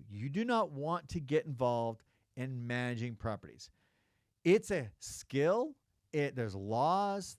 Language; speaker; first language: English; native; English